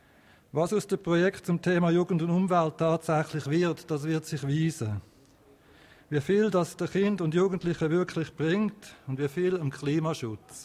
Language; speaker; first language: German; native; German